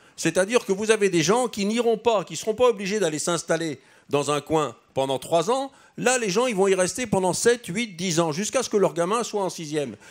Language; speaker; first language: French; native; French